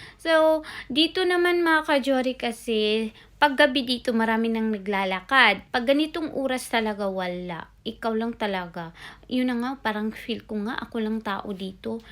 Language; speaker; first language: Filipino; native; Filipino